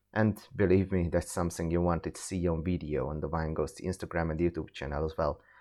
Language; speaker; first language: English; non-native, fluent; Hungarian